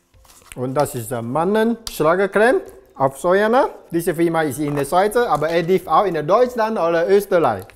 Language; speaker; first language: German; non-native, learner; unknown